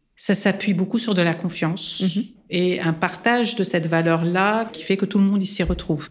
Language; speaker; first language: French; non-native, local second language; Armenian